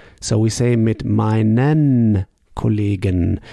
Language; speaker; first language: German; native; German